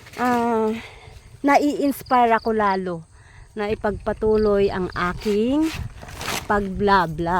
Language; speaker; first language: Filipino; non-native, local second language; Iloko